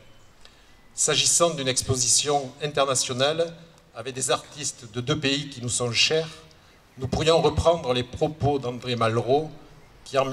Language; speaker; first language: French; native; French